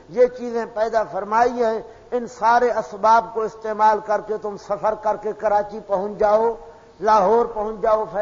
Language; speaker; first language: Urdu; non-native, local second language; Pashto